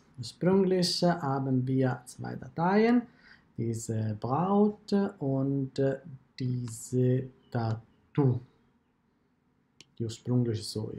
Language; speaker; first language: German; non-native, fluent; Italian